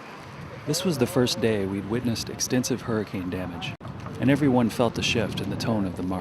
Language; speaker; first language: English; native; English